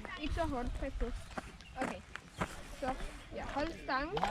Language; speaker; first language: Danish; early bilingual, other home language; Bangla